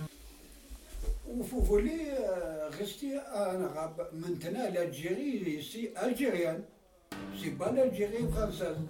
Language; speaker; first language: French; non-native, local second language; Arabic